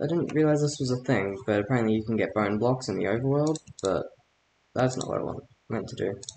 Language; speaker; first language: English; native; English